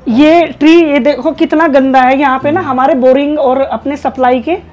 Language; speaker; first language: Hindi; native; Hindi